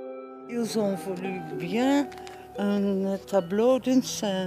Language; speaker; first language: French; non-native, learner; Dutch